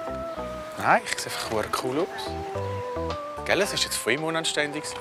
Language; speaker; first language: German; native; German